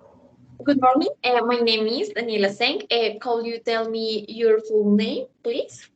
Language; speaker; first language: English; non-native, learner; Spanish